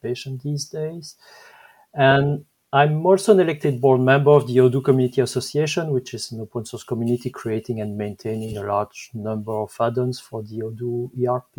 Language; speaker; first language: English; non-native, fluent; French